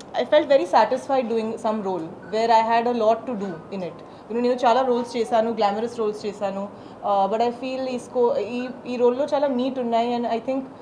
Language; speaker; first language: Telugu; non-native, learner; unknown